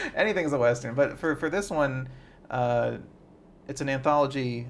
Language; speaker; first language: English; native; English